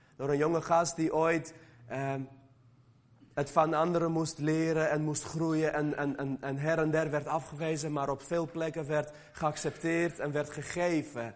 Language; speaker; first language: Dutch; early bilingual, other home language; Armenian